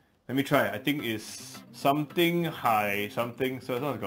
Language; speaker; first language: English; native; English